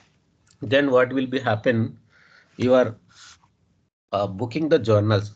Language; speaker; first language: English; non-native, local second language; Telugu